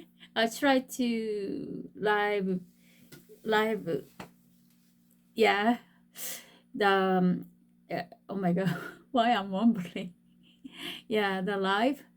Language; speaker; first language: English; non-native, fluent; Korean